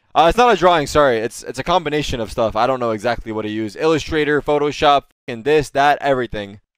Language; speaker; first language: English; early bilingual, heritage; Turkish